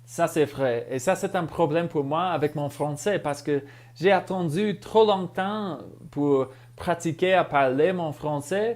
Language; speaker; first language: French; non-native, fluent; English